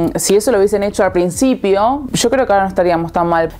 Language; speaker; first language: Spanish; native; Spanish